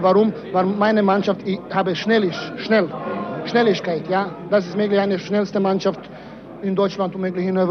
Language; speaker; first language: German; non-native, learner; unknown